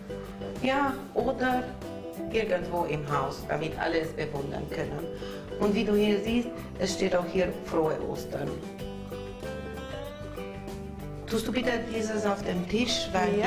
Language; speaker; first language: German; non-native, local second language; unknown